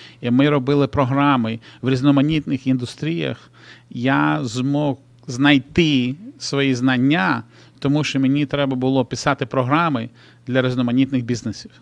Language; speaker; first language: Ukrainian; non-native, local second language; Russian